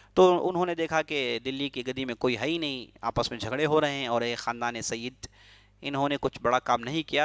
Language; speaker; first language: Urdu; native; Urdu